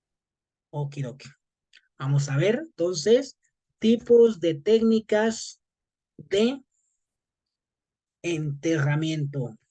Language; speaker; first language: Spanish; native; Spanish